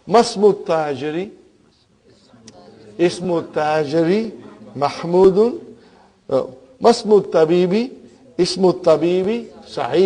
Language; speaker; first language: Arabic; non-native, fluent; Urdu